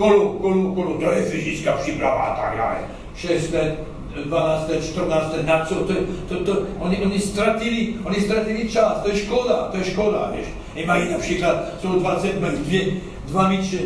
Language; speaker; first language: Czech; non-native, learner; French